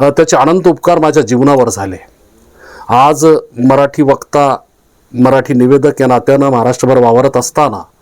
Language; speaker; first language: Marathi; non-native, local second language; Urdu